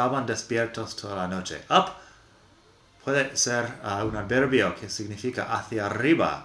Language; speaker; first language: Spanish; non-native, fluent; English